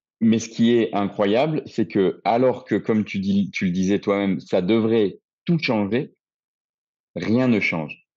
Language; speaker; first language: French; native; French